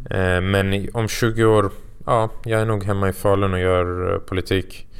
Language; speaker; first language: Swedish; early bilingual, other home language; Persian